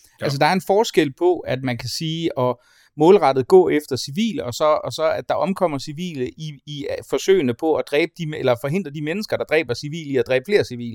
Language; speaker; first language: Danish; native; Danish